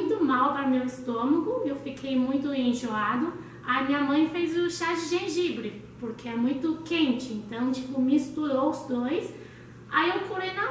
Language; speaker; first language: Portuguese; non-native, learner; Chinese